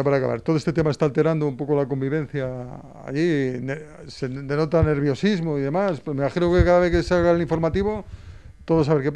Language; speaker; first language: Spanish; native; Spanish